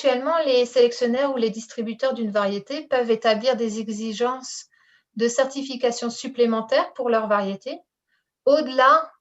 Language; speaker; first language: French; native; French